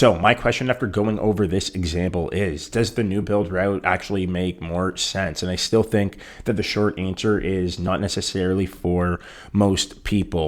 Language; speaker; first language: English; native; English